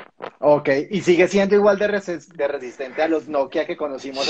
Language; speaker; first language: Spanish; native; Spanish